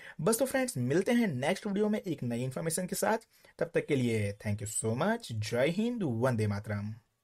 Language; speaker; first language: Hindi; non-native, local second language; Gujarati